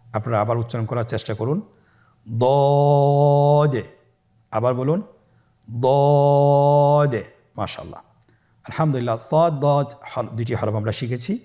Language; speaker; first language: Bangla; native; Bangla